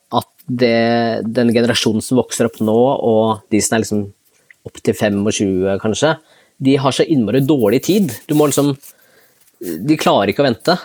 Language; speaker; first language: Norwegian; early bilingual, other home language; Spanish